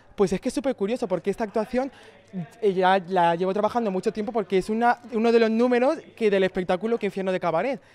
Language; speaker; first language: Spanish; native; Spanish